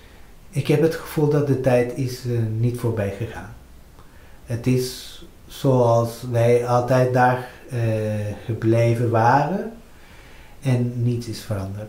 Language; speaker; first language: Dutch; non-native, fluent; Spanish